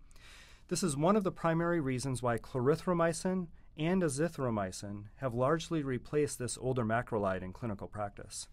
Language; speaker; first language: English; native; English